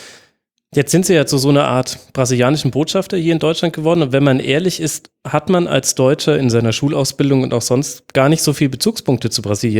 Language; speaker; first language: German; native; German